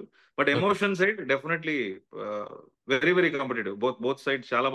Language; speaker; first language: Telugu; native; Telugu